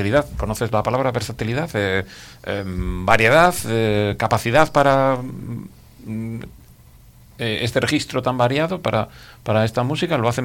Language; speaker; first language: Spanish; native; Spanish